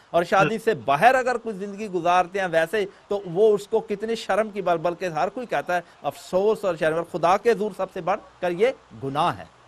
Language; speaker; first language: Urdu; non-native, local second language; Punjabi